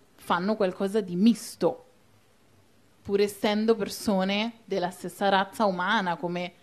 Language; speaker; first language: Italian; native; Italian